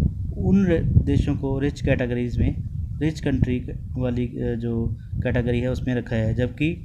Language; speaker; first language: Hindi; native; Hindi